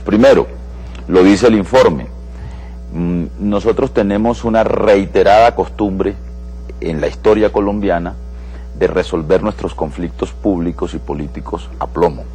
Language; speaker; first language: Spanish; native; Spanish